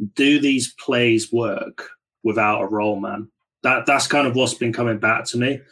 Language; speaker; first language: English; native; English